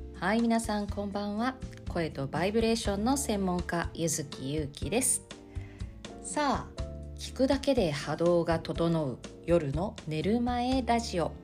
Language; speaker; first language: Japanese; native; Japanese